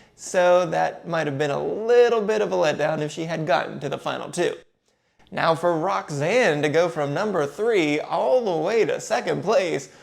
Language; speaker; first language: English; native; English